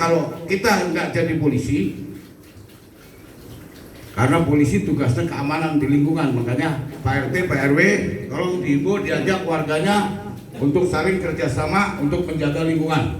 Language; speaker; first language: Indonesian; native; Indonesian